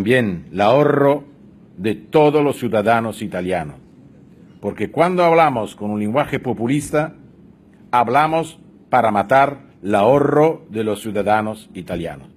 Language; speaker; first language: Spanish; non-native, fluent; Italian